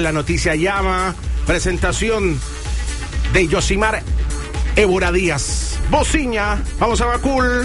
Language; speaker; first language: Spanish; native; Spanish